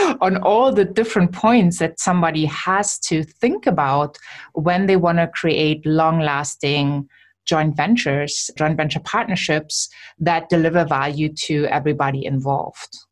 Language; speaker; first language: English; non-native, fluent; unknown